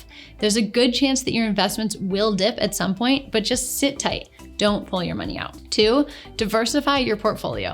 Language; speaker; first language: English; native; English